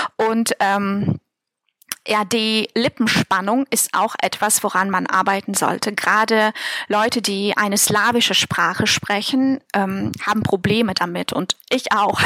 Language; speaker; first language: German; non-native, fluent; Russian